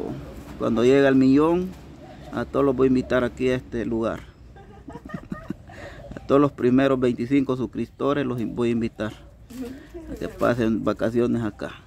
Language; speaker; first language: Spanish; native; Spanish